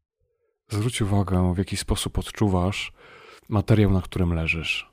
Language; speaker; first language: Polish; native; Polish